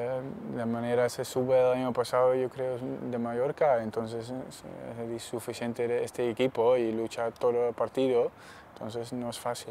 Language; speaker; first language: Spanish; non-native, learner; Dutch